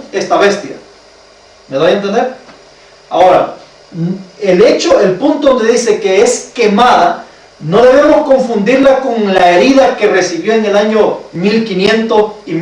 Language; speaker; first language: Spanish; native; Spanish